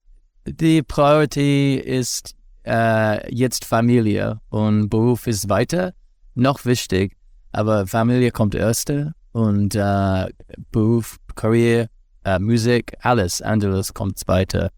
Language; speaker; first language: German; non-native, fluent; English